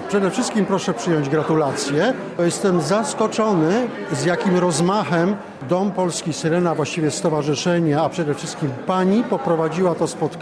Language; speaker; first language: Polish; native; Polish